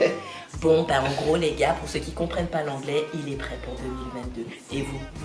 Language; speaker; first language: French; native; French